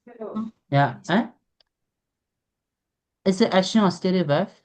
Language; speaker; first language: English; non-native, fluent; Burmese